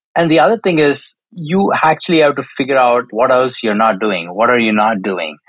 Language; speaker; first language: English; non-native, local second language; Tamil